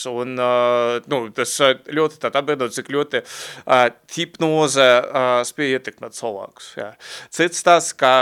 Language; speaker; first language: Latvian; non-native, local second language; Russian